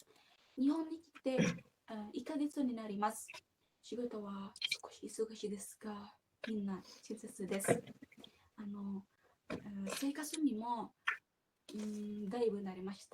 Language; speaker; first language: Japanese; non-native, learner; Indonesian